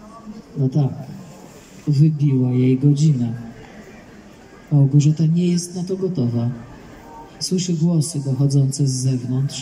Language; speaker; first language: Polish; native; Polish